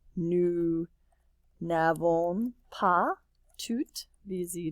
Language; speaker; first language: French; non-native, fluent; English